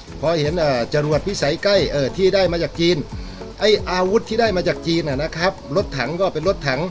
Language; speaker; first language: Thai; native; Thai